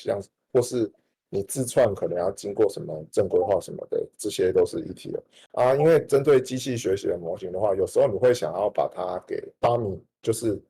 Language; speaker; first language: Chinese; native; Chinese